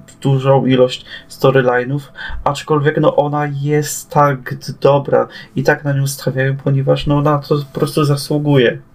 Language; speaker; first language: Polish; native; Polish